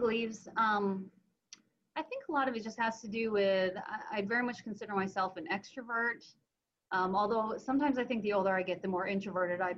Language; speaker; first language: English; native; English